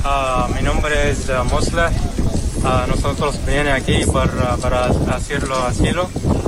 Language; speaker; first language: Spanish; non-native, learner; Arabic